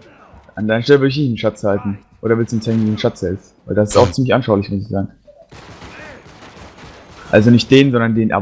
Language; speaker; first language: German; native; German